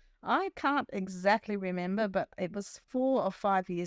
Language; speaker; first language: English; native; English